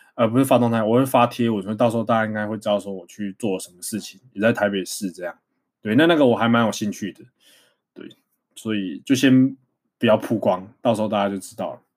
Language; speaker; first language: Chinese; native; Chinese